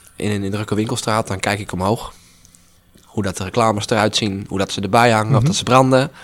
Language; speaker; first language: Dutch; native; Dutch